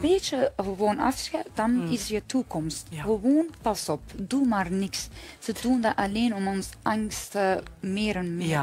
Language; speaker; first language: Dutch; non-native, fluent; Persian